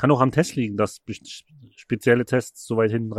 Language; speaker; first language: German; native; German